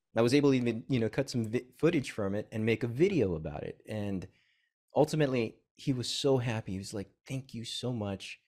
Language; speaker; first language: English; native; English